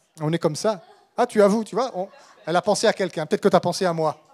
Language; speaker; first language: French; native; French